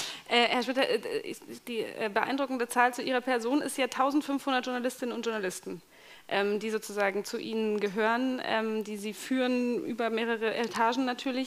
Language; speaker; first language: German; native; German